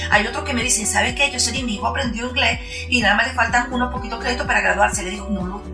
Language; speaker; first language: Spanish; native; Spanish